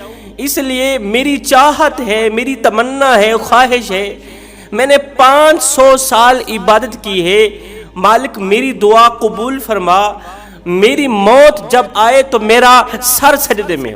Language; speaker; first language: Urdu; native; Urdu